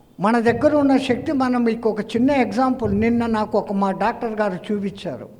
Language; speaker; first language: Telugu; non-native, fluent; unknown